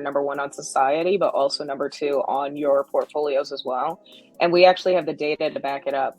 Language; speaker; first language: English; native; English